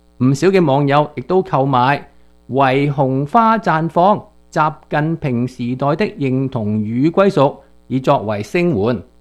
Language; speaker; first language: Chinese; non-native, local second language; Cantonese